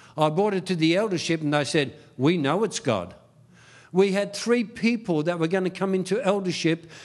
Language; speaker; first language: English; early bilingual, other home language; Dutch